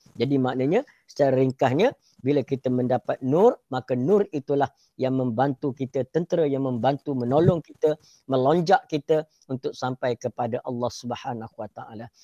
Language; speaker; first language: Malay; native; Malay